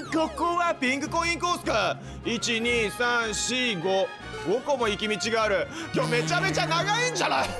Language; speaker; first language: Japanese; native; Japanese